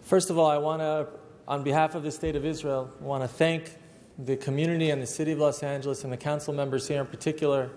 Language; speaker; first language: English; native; English